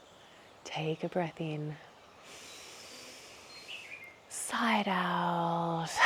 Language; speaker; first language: English; native; English